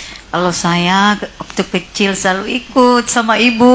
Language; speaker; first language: Indonesian; non-native, local second language; Buginese